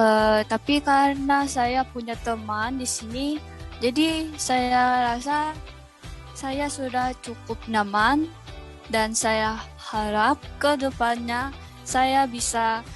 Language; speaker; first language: Indonesian; non-native, learner; Chinese